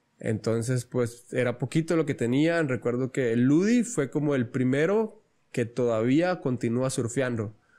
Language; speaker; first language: Spanish; native; Spanish